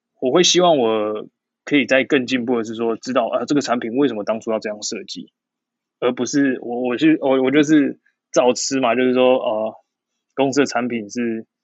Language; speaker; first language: Chinese; native; Chinese